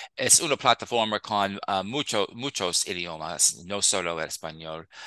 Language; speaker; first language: Spanish; non-native, fluent; English